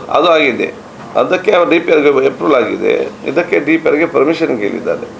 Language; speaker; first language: Kannada; non-native, local second language; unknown